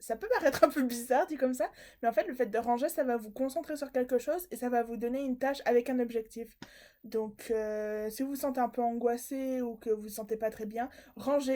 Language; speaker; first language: French; native; French